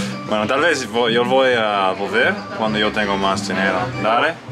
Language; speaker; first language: Spanish; non-native, learner; English